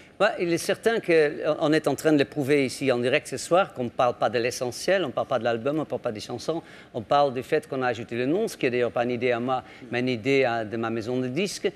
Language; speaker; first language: French; non-native, fluent; Dutch